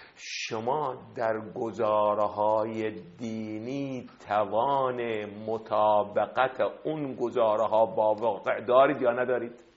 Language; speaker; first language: Persian; non-native, fluent; Arabic